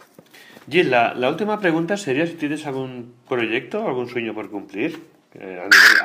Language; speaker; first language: Spanish; native; Spanish